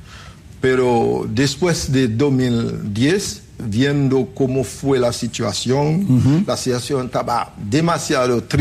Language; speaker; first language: Spanish; non-native, fluent; Haitian Creole